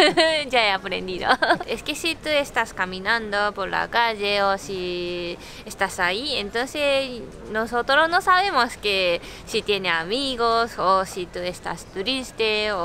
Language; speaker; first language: Spanish; non-native, learner; Japanese